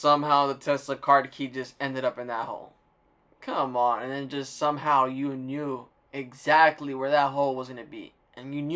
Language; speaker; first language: English; native; English